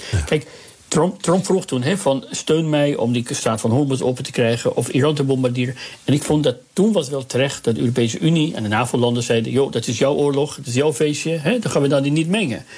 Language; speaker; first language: Dutch; early bilingual, other home language; Persian